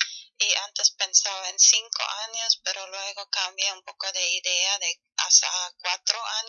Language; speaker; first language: Spanish; non-native, fluent; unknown